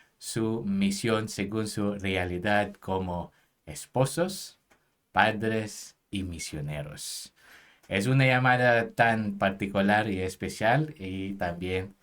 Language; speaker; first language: Spanish; non-native, fluent; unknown